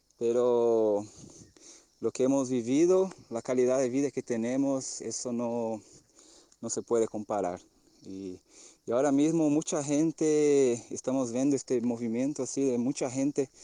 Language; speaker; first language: Spanish; non-native, fluent; Portuguese